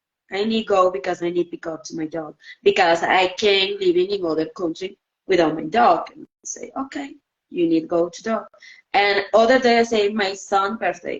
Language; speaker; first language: English; non-native, learner; Spanish